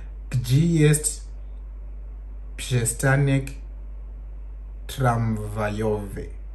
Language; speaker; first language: Polish; non-native, learner; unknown